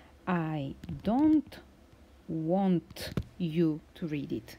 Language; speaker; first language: English; non-native, fluent; Bulgarian